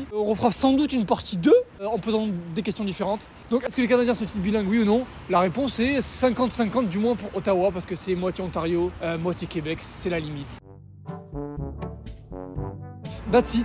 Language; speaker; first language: French; native; French